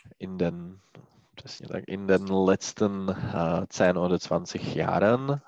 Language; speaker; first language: German; non-native, learner; Czech